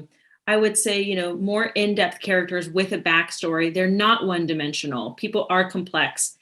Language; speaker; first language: English; native; English